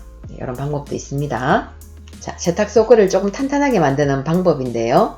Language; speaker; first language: Korean; native; Korean